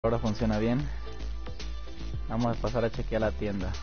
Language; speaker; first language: Spanish; native; Spanish